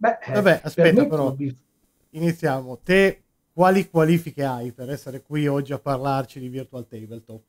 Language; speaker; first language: Italian; native; Italian